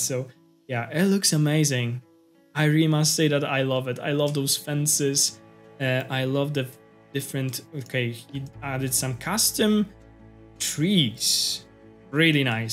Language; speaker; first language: English; non-native, fluent; Polish